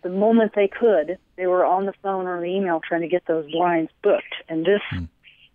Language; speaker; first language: English; native; English